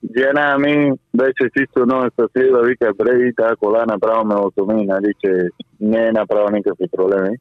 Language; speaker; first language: Bulgarian; non-native, fluent; Spanish